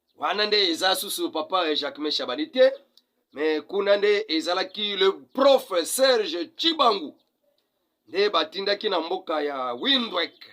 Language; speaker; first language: Lingala; non-native, local second language; Kongo